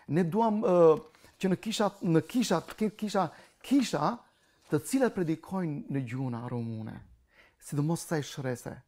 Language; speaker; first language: Albanian; non-native, local second language; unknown